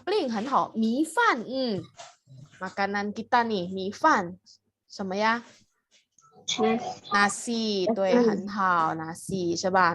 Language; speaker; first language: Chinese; non-native, fluent; Indonesian